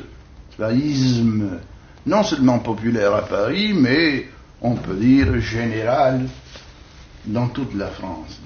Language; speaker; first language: French; native; French